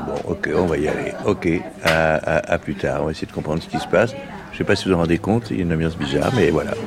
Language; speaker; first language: French; native; French